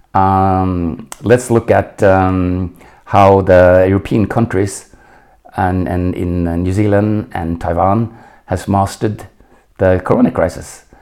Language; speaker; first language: English; non-native, fluent; Norwegian